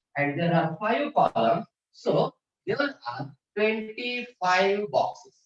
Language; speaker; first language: English; non-native, local second language; Marathi